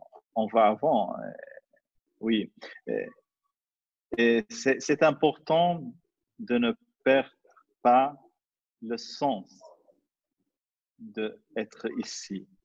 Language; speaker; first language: French; non-native, fluent; Arabic